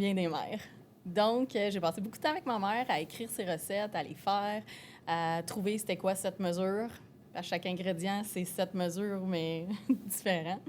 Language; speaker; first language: French; native; French